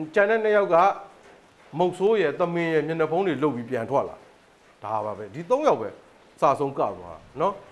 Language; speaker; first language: Burmese; native; Burmese